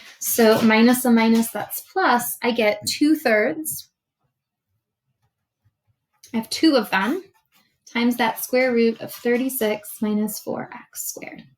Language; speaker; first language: English; native; English